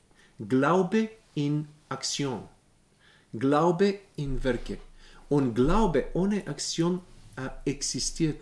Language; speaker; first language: German; non-native, learner; Bulgarian